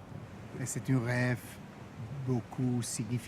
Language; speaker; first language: French; non-native, learner; Dutch